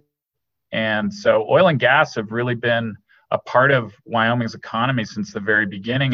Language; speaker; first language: English; native; English